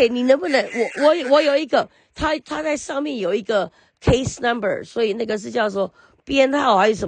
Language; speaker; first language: Chinese; early bilingual, heritage; Chinese